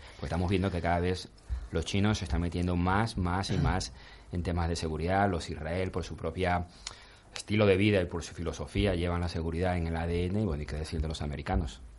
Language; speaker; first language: Spanish; native; Spanish